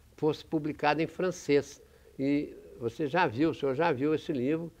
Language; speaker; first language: Portuguese; native; Portuguese